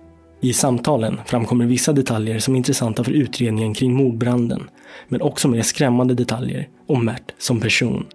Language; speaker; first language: Swedish; native; Swedish